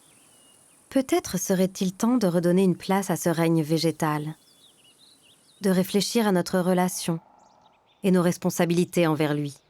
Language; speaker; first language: French; native; French